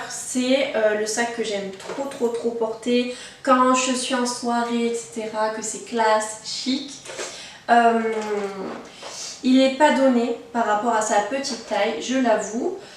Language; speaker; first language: French; native; French